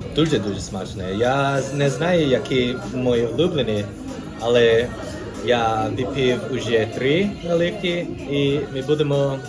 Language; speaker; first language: Ukrainian; non-native, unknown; English